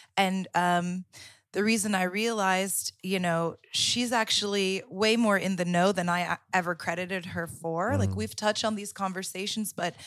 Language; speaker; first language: English; native; English